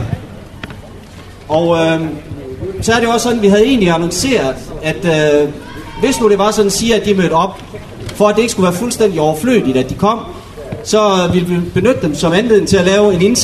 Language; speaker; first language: Danish; native; Danish